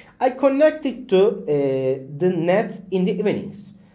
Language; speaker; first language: English; non-native, fluent; Turkish